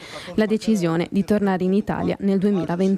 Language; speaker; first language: Italian; native; Italian